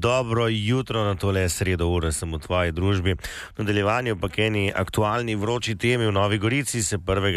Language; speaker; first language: Slovenian; native; Slovenian